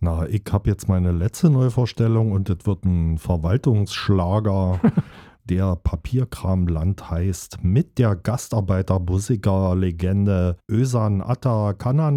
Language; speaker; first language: German; native; German